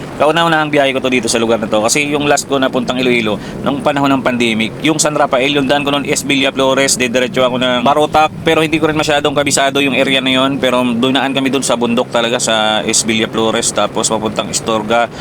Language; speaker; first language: Filipino; non-native, local second language; Hiligaynon